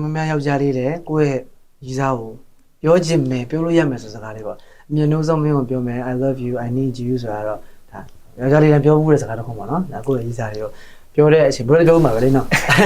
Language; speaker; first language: Burmese; native; Burmese